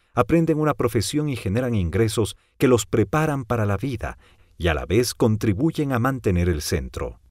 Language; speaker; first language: Spanish; native; Spanish